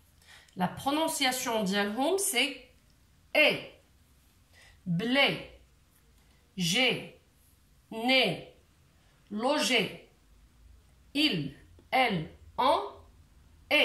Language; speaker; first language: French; non-native, local second language; Arabic